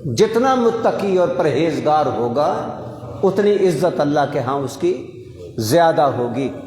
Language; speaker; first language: Urdu; non-native, local second language; Punjabi